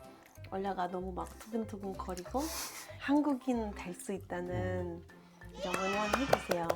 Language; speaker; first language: Korean; non-native, fluent; Ukrainian